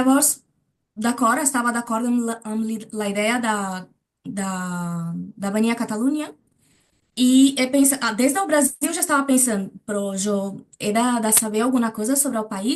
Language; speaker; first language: Catalan; non-native, learner; Portuguese